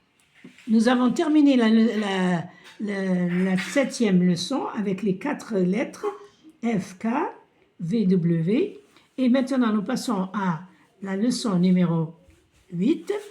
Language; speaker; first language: French; non-native, local second language; Arabic